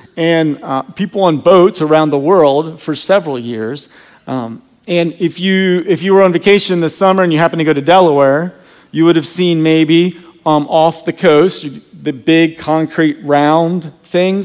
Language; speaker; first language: English; native; English